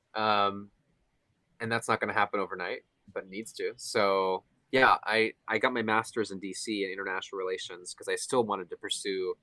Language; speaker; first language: English; native; English